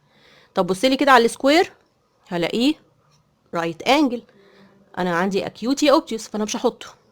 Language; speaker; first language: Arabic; native; Arabic